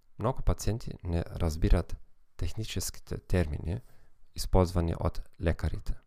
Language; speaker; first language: Bulgarian; non-native, fluent; German